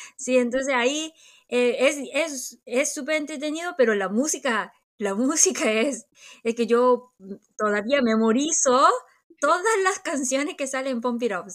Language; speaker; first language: Spanish; non-native, fluent; Korean